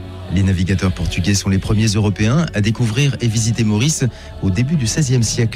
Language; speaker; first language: French; native; French